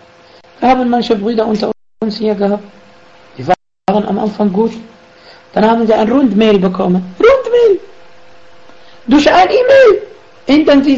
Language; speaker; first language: German; non-native, fluent; Arabic